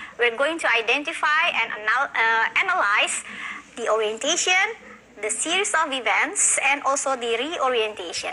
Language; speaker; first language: English; non-native, fluent; Indonesian